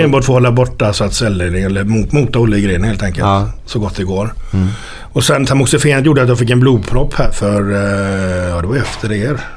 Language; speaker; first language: Swedish; native; Swedish